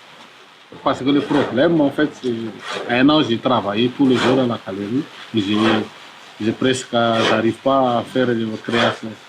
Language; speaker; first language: French; non-native, local second language; Malagasy